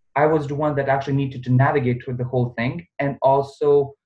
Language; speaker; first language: English; non-native, fluent; Bosnian